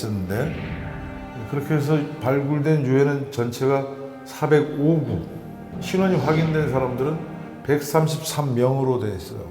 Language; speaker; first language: Korean; native; Korean